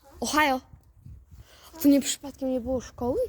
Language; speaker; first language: Polish; native; Polish